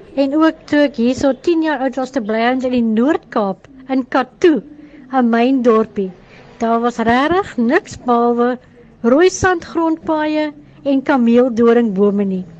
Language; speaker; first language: Afrikaans; native; Afrikaans